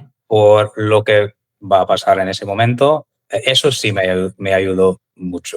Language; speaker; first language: Spanish; non-native, fluent; English